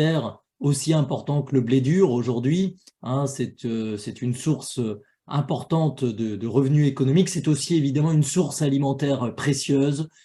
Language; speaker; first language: French; native; French